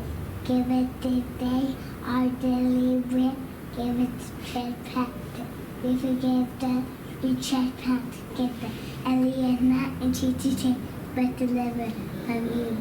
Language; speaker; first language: English; native; English